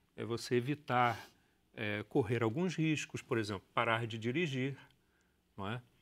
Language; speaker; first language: Portuguese; native; Portuguese